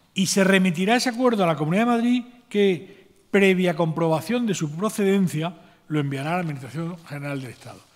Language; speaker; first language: Spanish; native; Spanish